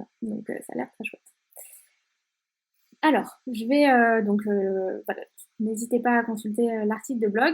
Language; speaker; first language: French; native; French